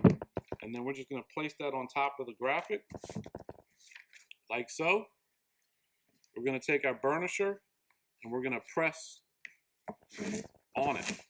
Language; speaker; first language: English; native; English